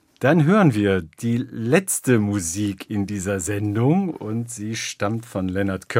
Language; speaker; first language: German; native; German